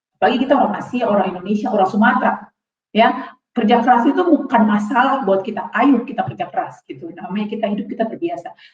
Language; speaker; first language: Indonesian; native; Indonesian